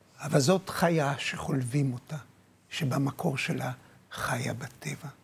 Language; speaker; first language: Hebrew; native; Hebrew